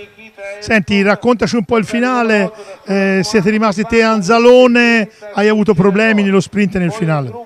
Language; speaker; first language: Italian; native; Italian